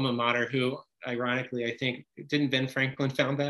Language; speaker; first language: English; native; English